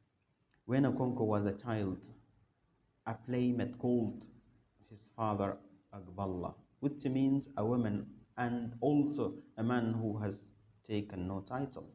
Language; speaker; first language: English; non-native, fluent; Arabic